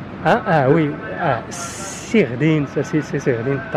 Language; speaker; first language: French; non-native, learner; Arabic